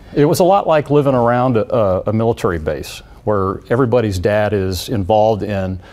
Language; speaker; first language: English; native; English